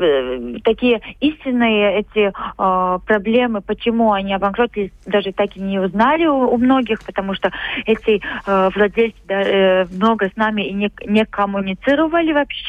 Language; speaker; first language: Russian; non-native, local second language; Latvian